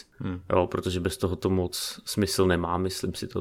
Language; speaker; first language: Czech; native; Czech